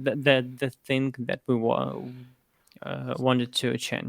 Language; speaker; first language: English; non-native, fluent; Russian